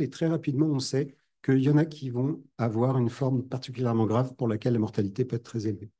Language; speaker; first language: French; native; French